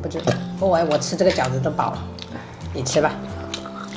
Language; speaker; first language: Chinese; native; Chinese